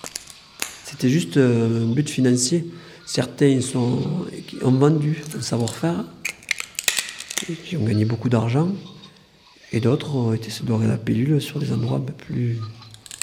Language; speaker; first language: French; native; French